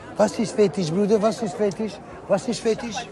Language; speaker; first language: German; non-native, learner; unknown